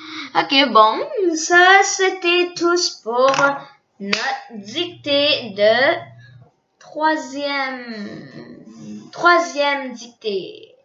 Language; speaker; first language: French; early bilingual, other home language; Korean